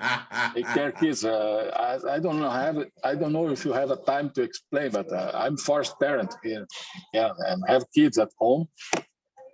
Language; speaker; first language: English; non-native, learner; Portuguese